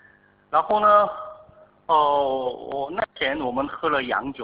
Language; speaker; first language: Chinese; non-native, fluent; Korean